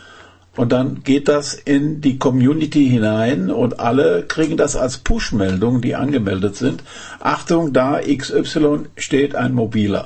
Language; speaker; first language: German; native; German